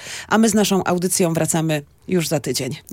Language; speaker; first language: Polish; native; Polish